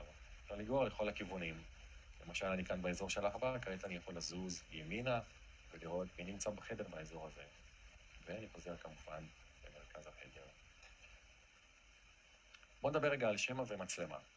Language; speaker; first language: Hebrew; native; Hebrew